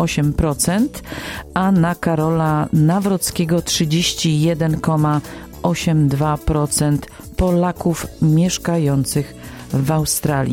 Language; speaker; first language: Polish; native; Polish